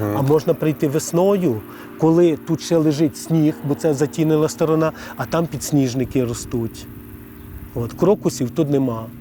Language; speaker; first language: Ukrainian; native; Ukrainian